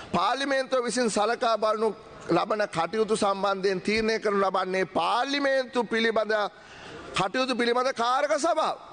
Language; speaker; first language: Sinhala; native; Sinhala